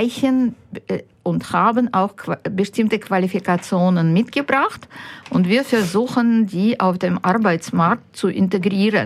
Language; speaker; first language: German; non-native, fluent; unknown